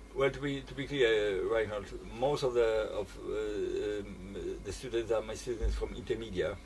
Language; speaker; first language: English; non-native, fluent; Polish